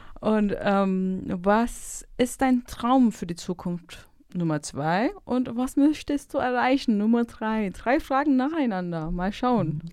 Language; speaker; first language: German; non-native, fluent; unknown